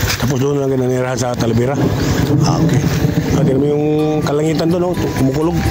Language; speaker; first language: Filipino; non-native, local second language; Cebuano